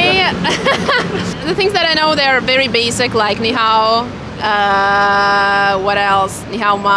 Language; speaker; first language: English; non-native, fluent; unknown